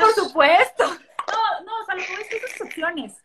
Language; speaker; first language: Spanish; native; Spanish